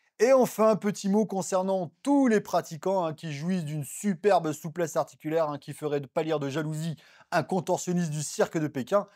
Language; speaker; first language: French; native; French